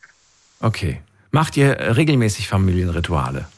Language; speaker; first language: German; native; German